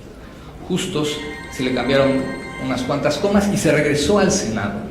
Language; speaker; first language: Spanish; native; Spanish